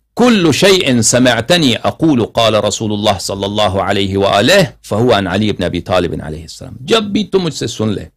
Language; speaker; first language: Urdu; non-native, local second language; Persian